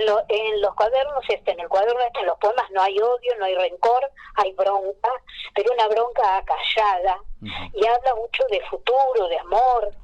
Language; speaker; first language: Spanish; native; Spanish